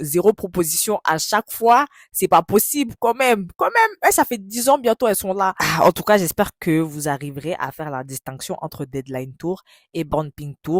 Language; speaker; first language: French; native; French